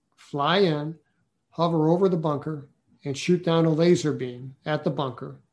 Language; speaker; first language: English; native; English